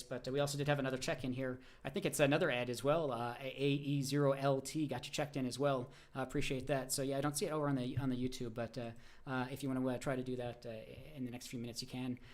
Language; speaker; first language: English; native; English